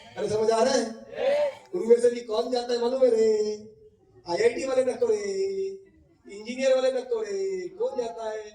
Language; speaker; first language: Hindi; non-native, local second language; Bangla